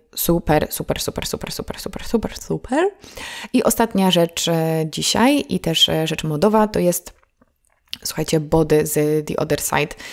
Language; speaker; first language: Polish; native; Polish